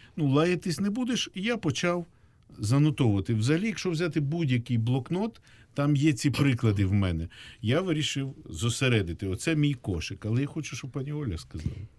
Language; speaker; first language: Ukrainian; native; Ukrainian